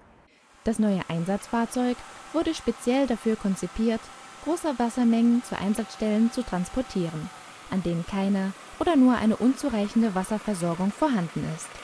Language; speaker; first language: German; native; German